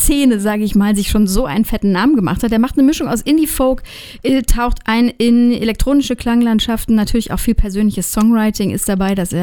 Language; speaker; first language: German; native; German